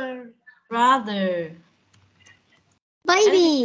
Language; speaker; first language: English; non-native, learner; Vietnamese